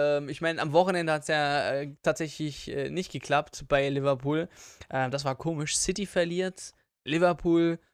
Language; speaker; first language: German; early bilingual, other home language; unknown